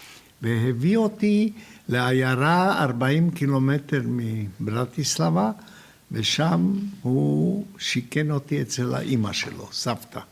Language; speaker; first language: Hebrew; non-native, fluent; Hungarian